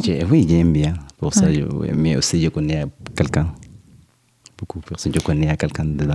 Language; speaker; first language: French; non-native, learner; Arabic